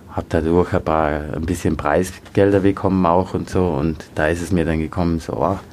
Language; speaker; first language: German; early bilingual, other home language; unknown